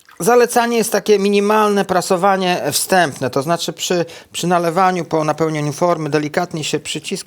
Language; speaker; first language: Polish; native; Polish